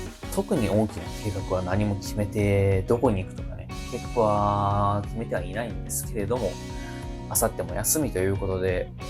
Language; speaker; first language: Japanese; native; Japanese